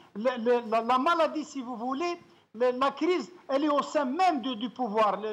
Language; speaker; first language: French; non-native, local second language; Arabic